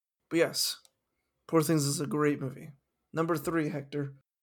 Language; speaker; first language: English; early bilingual, other home language; Spanish